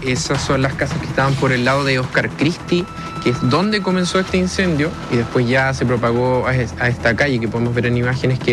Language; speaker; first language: Spanish; native; Spanish